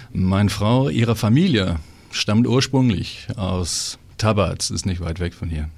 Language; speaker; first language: German; non-native, fluent; English